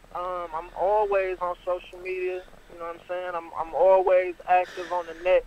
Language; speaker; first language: English; native; English